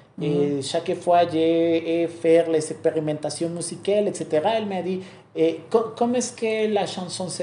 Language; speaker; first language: French; non-native, learner; Spanish